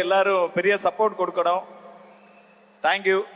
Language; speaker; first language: Tamil; non-native, fluent; Malayalam